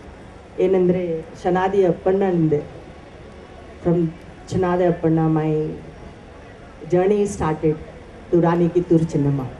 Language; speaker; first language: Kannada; non-native, learner; Telugu